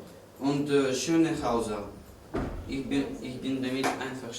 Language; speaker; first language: German; non-native, learner; Russian